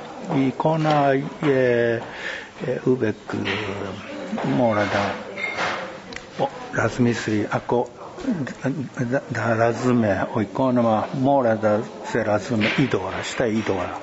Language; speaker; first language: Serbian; non-native, learner; Japanese